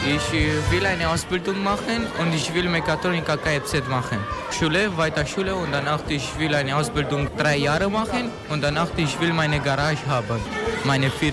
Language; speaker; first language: German; non-native, learner; Romanian